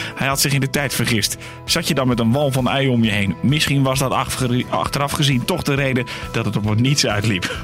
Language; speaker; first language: Dutch; native; Dutch